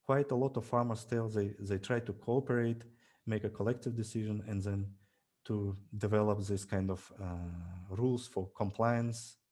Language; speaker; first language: English; non-native, fluent; Russian